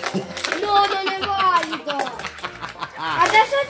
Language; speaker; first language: Italian; early bilingual, other home language; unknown